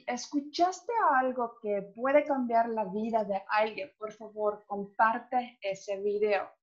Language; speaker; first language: Spanish; non-native, fluent; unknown